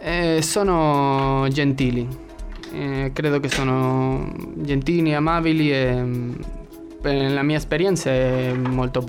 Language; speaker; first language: Italian; non-native, learner; Spanish